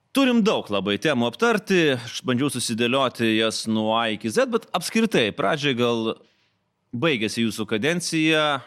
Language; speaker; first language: Lithuanian; native; Lithuanian